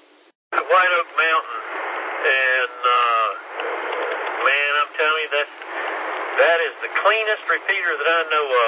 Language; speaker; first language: English; native; English